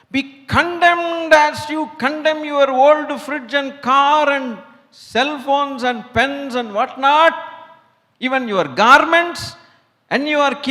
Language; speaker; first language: English; non-native, local second language; Tamil